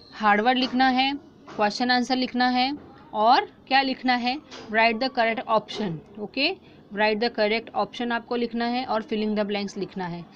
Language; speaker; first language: Hindi; non-native, local second language; Gujarati